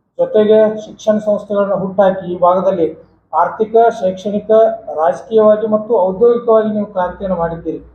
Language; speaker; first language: Kannada; native; Kannada